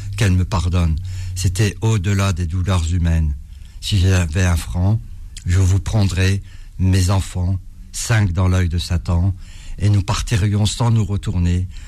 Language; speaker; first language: French; early bilingual, other home language; Arabic